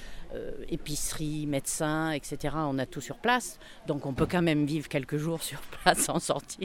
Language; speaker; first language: French; native; French